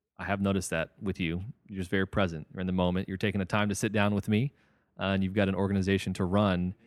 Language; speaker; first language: English; native; English